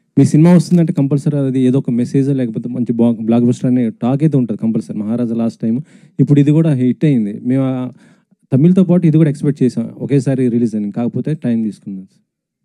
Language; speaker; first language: Telugu; native; Telugu